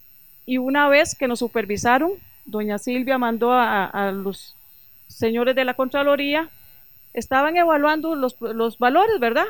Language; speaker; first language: Spanish; native; Spanish